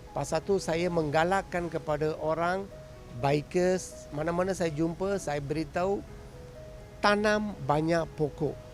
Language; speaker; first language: Malay; non-native, local second language; Tamil